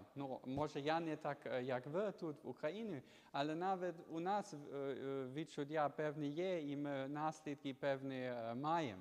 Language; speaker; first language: Ukrainian; non-native, learner; German